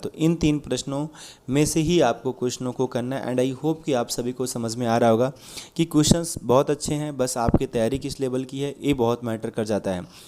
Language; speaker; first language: Hindi; native; Hindi